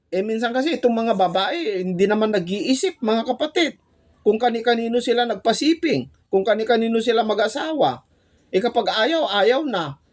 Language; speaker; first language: Filipino; non-native, local second language; Iloko